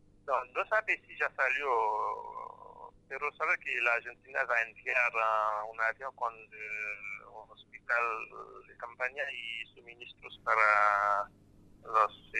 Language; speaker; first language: Spanish; non-native, fluent; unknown